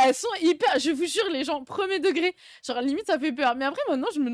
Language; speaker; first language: French; native; French